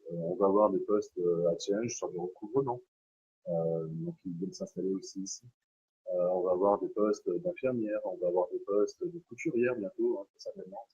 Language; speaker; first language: French; native; French